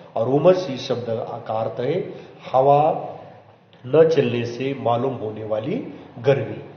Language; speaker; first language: Hindi; non-native, local second language; Marathi